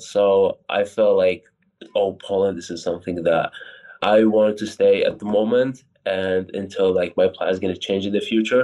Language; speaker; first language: English; non-native, fluent; Arabic